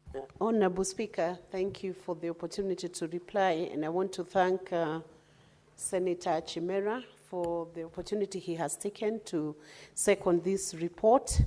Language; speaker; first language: English; non-native, local second language; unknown